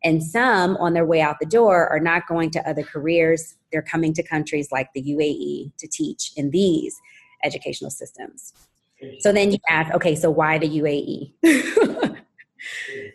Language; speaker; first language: English; native; English